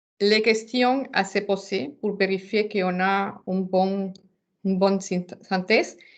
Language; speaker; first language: French; non-native, fluent; Spanish